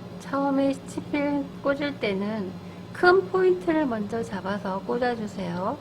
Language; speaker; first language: Korean; native; Korean